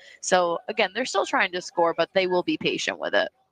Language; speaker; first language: English; native; English